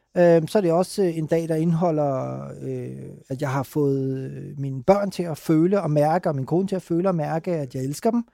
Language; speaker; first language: Danish; early bilingual, other home language; Urdu